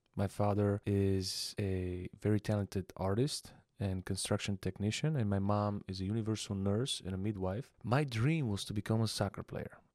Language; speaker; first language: English; non-native, fluent; Bulgarian